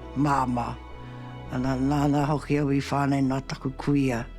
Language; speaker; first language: Māori; native; Māori